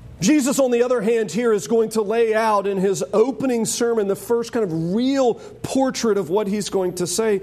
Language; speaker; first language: English; native; English